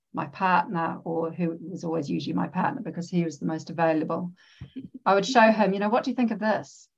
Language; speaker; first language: English; native; English